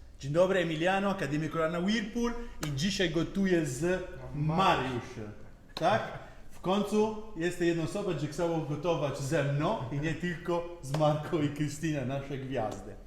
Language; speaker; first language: Polish; non-native, learner; Italian